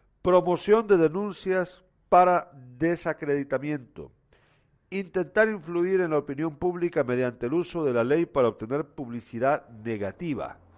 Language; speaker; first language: Spanish; native; Spanish